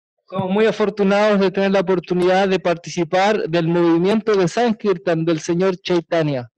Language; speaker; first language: Spanish; native; Spanish